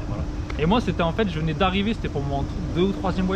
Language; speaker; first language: French; native; French